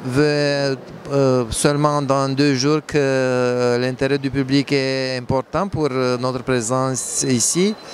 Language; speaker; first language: French; non-native, fluent; Romanian